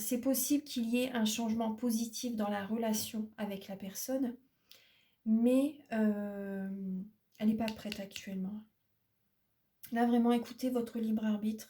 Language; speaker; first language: French; native; French